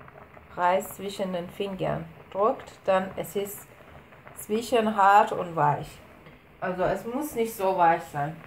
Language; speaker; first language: German; non-native, fluent; Persian